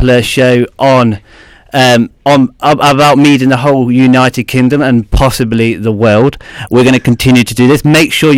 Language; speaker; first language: English; native; English